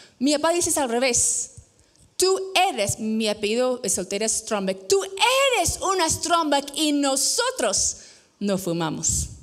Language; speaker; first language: Spanish; non-native, fluent; English